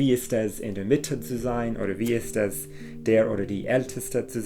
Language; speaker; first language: German; non-native, fluent; English